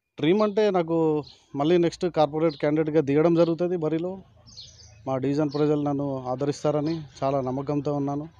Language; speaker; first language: Telugu; native; Telugu